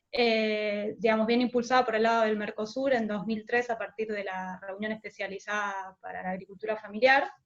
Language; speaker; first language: Spanish; native; Spanish